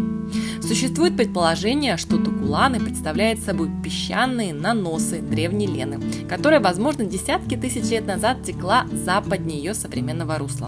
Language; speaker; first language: Russian; native; Russian